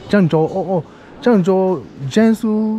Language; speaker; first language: Chinese; non-native, fluent; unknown